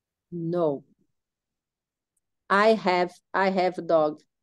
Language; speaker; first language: English; non-native, learner; Portuguese